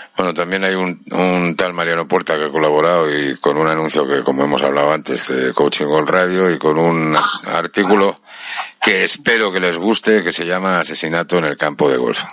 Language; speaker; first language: Spanish; native; Spanish